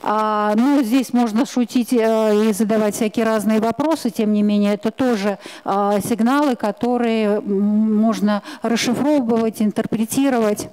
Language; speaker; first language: Russian; native; Russian